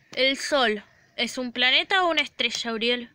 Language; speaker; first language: Spanish; native; Spanish